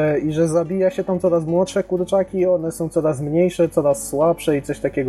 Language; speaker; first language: Polish; native; Polish